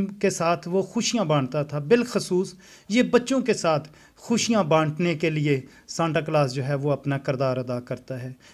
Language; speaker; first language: Urdu; non-native, local second language; Punjabi